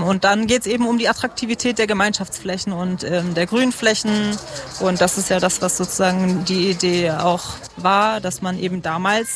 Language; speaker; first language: German; native; German